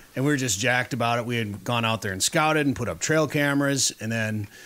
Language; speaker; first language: English; native; English